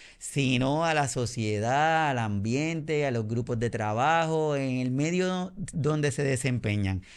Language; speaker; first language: Spanish; native; Spanish